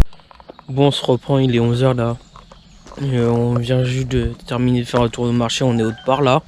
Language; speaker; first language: French; native; French